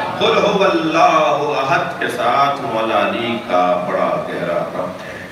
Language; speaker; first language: Urdu; non-native, local second language; Sindhi